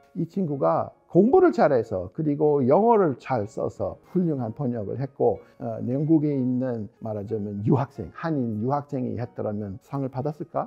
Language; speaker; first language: Korean; non-native, fluent; English